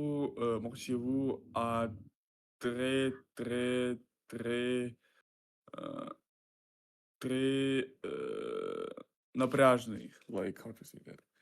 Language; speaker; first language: French; non-native, learner; Russian